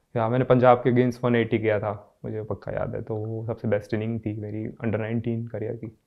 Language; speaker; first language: Hindi; non-native, local second language; Gujarati